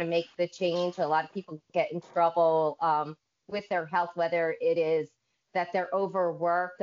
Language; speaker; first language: English; native; English